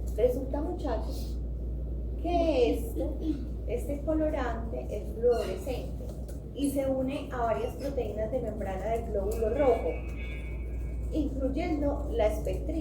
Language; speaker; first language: Spanish; native; Spanish